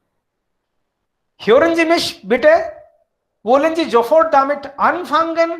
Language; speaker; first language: German; non-native, fluent; Hindi